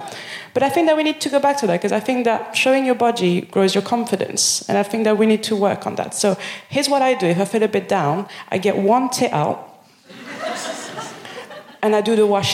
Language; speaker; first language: English; non-native, fluent; French